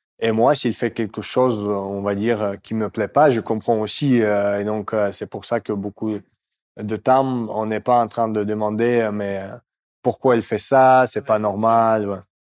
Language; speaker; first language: French; non-native, fluent; Russian